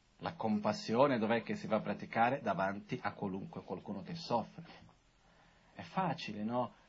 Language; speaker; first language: Italian; non-native, fluent; Portuguese